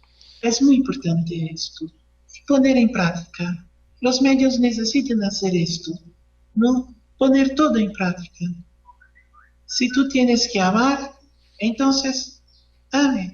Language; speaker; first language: Spanish; non-native, learner; Portuguese